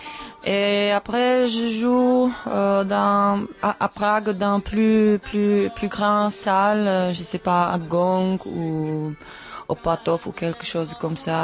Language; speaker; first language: French; non-native, learner; Czech